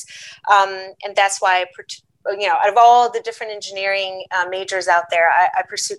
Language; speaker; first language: English; early bilingual, other home language; Portuguese